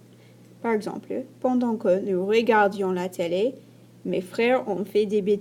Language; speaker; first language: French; non-native, fluent; English